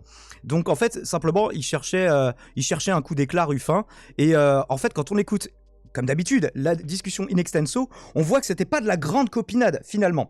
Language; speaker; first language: French; native; French